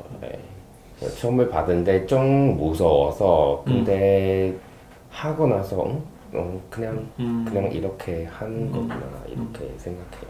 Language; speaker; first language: Korean; non-native, learner; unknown